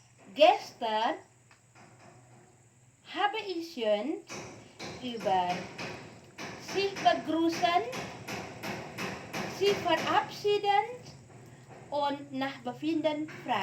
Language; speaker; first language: German; non-native, learner; Indonesian